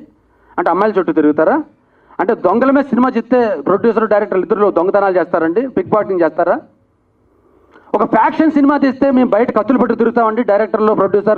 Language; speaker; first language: Telugu; native; Telugu